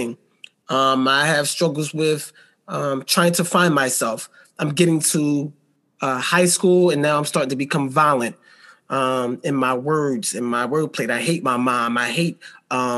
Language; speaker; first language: English; native; English